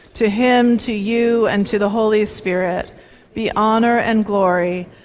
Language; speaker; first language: English; native; English